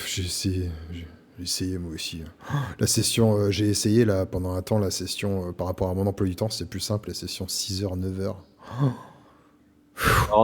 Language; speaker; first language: French; native; French